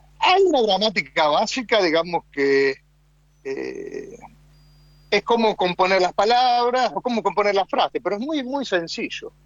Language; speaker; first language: Spanish; native; Spanish